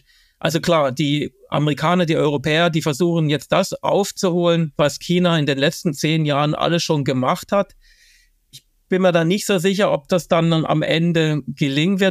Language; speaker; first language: German; native; German